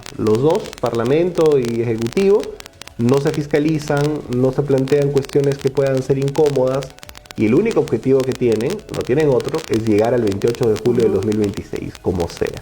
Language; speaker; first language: Spanish; native; Spanish